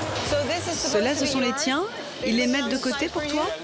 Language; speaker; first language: French; native; French